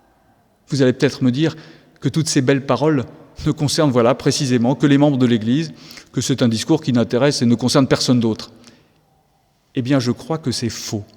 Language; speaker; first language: French; native; French